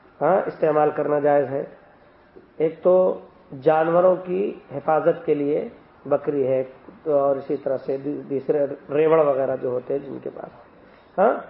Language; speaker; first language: Urdu; native; Urdu